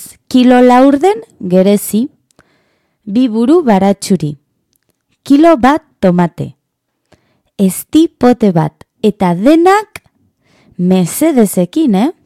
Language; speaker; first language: Basque; non-native, learner; Spanish